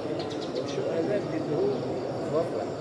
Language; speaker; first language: Arabic; non-native, fluent; Indonesian